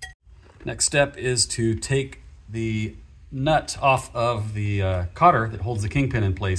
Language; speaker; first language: English; native; English